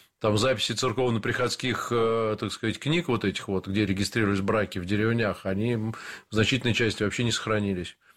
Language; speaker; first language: Russian; native; Russian